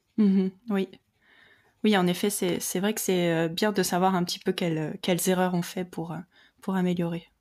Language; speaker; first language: French; native; French